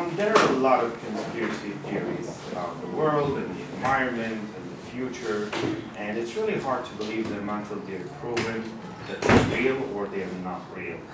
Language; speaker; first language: English; non-native, fluent; Turkish